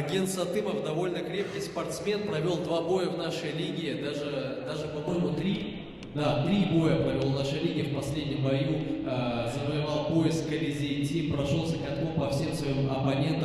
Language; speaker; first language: Russian; native; Russian